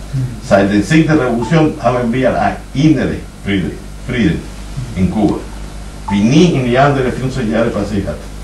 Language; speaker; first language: German; non-native, fluent; Spanish